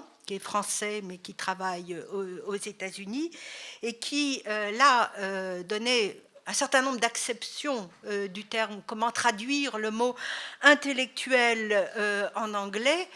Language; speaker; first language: French; native; French